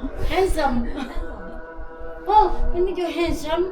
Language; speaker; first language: Indonesian; non-native, local second language; Sasak